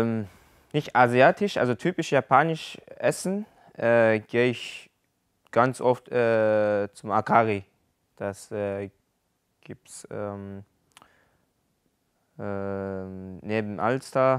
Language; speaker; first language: German; non-native, learner; Japanese